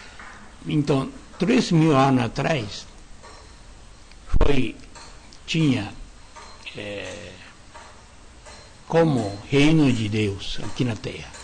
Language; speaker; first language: Portuguese; non-native, learner; Japanese